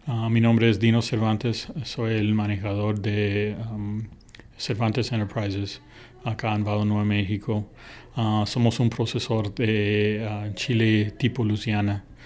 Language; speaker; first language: Spanish; early bilingual, other home language; English